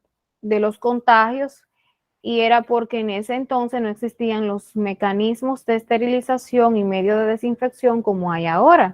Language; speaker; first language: Spanish; native; Spanish